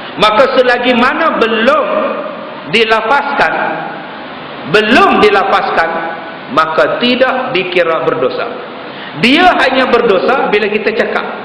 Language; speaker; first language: Malay; native; Malay